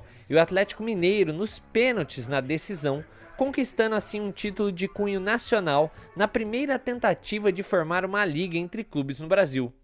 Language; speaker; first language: Portuguese; native; Portuguese